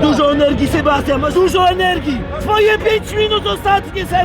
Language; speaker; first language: Polish; native; Polish